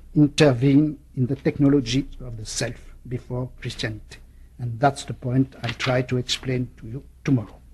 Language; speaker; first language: English; non-native, fluent; French